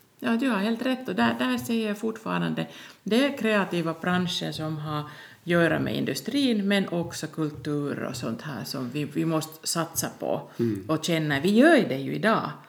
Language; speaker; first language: Swedish; native; Swedish